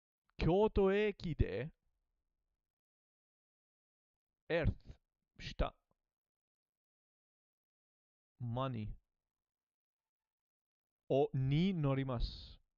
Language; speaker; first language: Japanese; non-native, learner; English